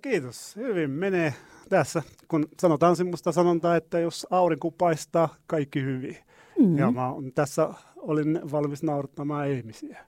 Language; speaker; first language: Finnish; non-native, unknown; Arabic